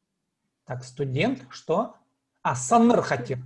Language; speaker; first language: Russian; native; Russian